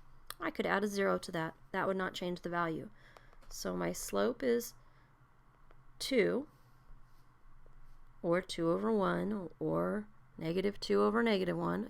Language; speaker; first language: English; native; English